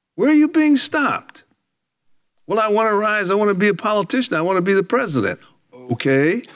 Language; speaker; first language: English; native; English